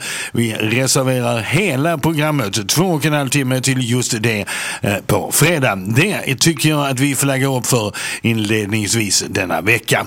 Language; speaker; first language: Swedish; native; Swedish